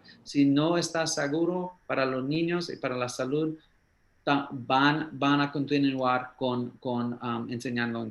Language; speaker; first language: Spanish; early bilingual, heritage; English